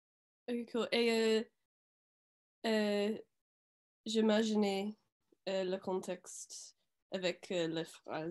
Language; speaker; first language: French; non-native, learner; English